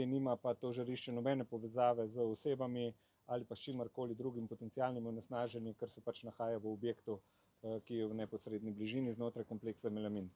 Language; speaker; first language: Slovenian; native; Slovenian